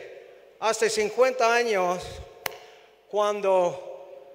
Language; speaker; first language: Spanish; non-native, fluent; English